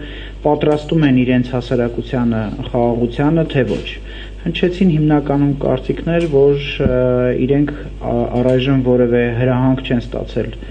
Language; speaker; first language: Armenian; native; Armenian